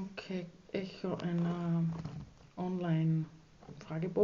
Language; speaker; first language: Greek; non-native, learner; German